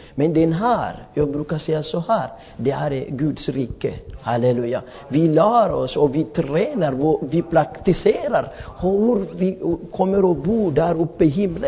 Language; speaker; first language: Swedish; non-native, fluent; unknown